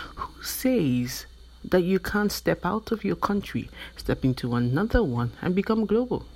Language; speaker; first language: English; non-native, local second language; Yoruba